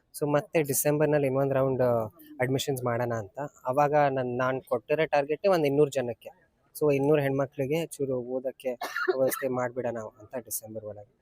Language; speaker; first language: Kannada; non-native, local second language; Urdu